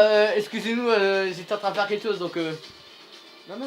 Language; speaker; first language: French; native; French